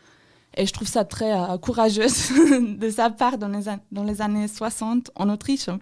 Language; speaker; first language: French; non-native, fluent; German